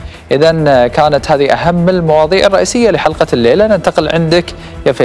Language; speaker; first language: Arabic; native; Arabic